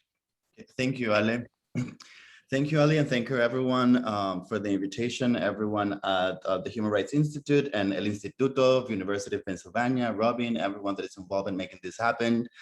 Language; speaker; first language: English; non-native, fluent; Spanish